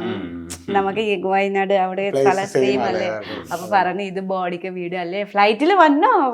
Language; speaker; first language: Malayalam; non-native, learner; Nepali